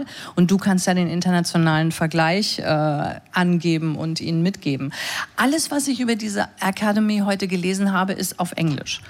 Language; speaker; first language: German; native; German